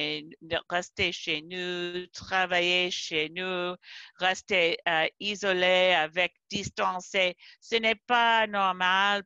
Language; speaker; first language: French; non-native, fluent; English